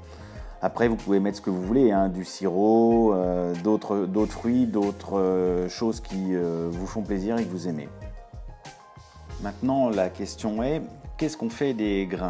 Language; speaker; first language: French; native; French